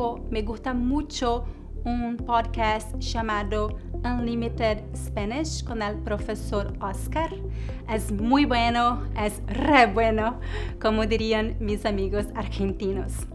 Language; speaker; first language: Spanish; non-native, learner; Portuguese